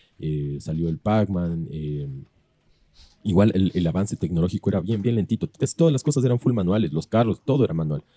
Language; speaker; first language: Spanish; native; Spanish